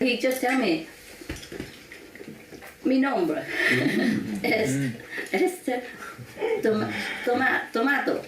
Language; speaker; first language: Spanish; non-native, learner; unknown